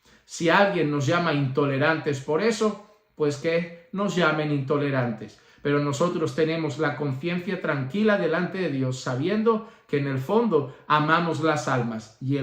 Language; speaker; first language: Spanish; native; Spanish